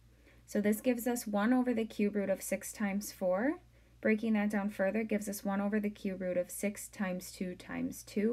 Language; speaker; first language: English; native; English